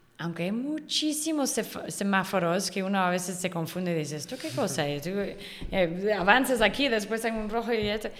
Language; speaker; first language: Spanish; non-native, fluent; English